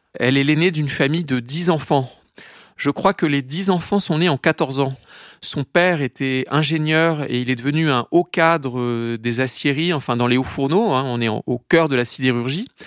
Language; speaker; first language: French; native; French